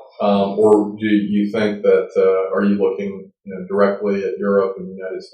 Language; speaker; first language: English; native; English